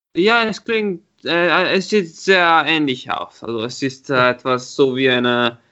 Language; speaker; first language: German; non-native, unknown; Italian